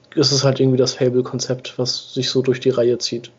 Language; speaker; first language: German; non-native, fluent; English